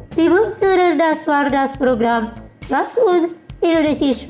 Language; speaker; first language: German; non-native, learner; Indonesian